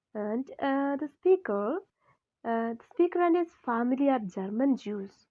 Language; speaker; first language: English; non-native, local second language; Malayalam